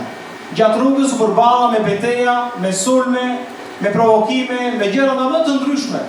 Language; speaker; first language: Albanian; native; Albanian